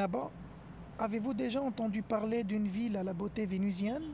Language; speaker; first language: French; non-native, local second language; Arabic